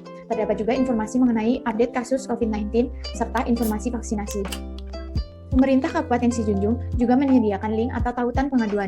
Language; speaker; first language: Indonesian; native; Indonesian